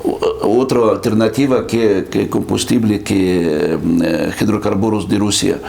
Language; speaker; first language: Spanish; non-native, fluent; Russian